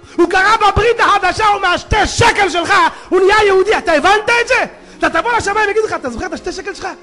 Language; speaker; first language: Hebrew; native; Hebrew